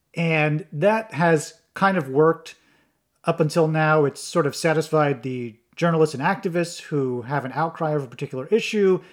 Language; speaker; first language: English; native; English